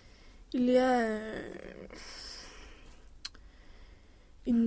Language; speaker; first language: French; non-native, learner; Swedish